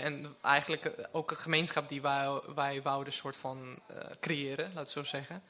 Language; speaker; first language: Dutch; non-native, fluent; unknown